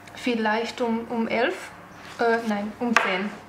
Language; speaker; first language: German; non-native, learner; Hungarian